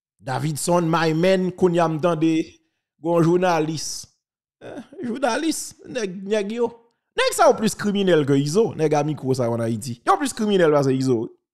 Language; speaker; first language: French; non-native, local second language; Haitian Creole